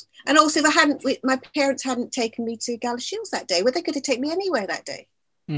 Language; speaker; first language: English; native; English